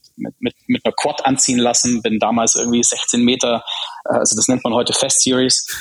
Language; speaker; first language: German; early bilingual, other home language; Czech